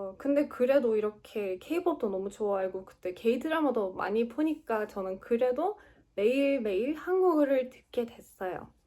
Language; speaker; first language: Korean; non-native, learner; Turkish